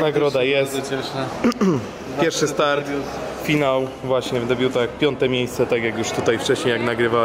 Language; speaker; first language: Polish; native; Polish